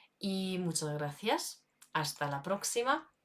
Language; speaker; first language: Spanish; non-native, fluent; Ukrainian